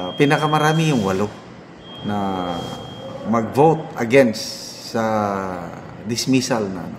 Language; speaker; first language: Filipino; native; Filipino